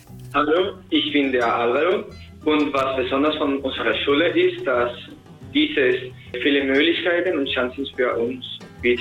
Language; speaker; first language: German; non-native, fluent; Spanish